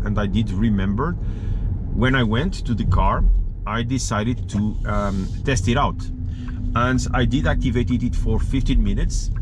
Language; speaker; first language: English; non-native, fluent; Portuguese